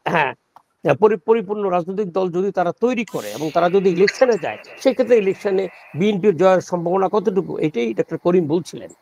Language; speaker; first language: Bangla; native; Bangla